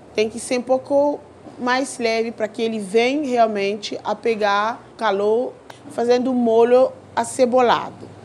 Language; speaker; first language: Portuguese; non-native, fluent; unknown